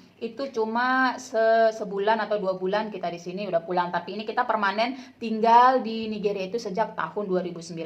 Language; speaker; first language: Indonesian; native; Indonesian